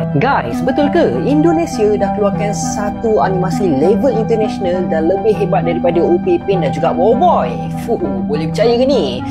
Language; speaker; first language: Malay; native; Malay